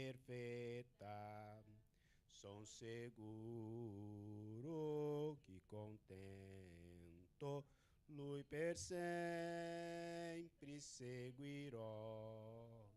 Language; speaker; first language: Italian; non-native, learner; Portuguese